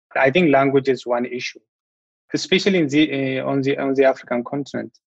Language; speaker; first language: English; non-native, fluent; Amharic